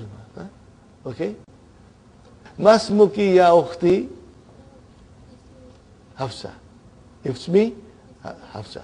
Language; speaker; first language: Arabic; non-native, fluent; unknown